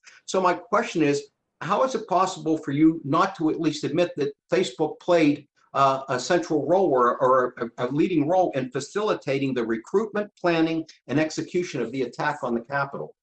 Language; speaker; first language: English; native; English